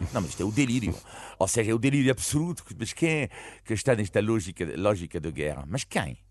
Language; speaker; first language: Portuguese; non-native, fluent; French